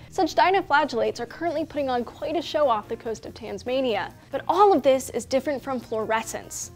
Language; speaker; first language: English; native; English